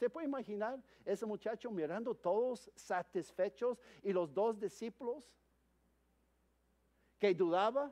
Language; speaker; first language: Spanish; non-native, fluent; English